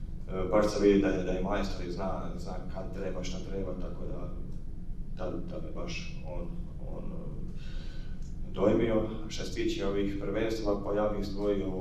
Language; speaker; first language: Croatian; native; Croatian